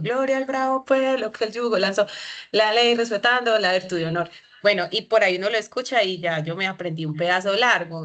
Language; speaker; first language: Spanish; native; Spanish